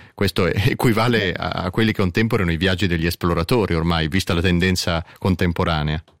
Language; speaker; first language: Italian; native; Italian